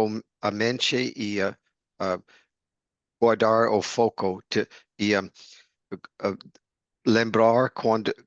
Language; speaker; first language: Portuguese; non-native, learner; English